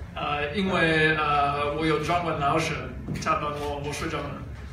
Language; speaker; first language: Chinese; non-native, learner; English